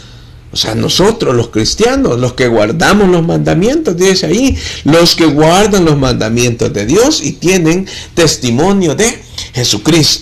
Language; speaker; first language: Spanish; native; Spanish